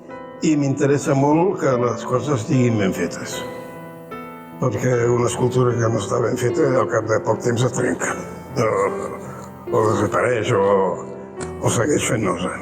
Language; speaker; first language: Catalan; early bilingual, heritage; Catalan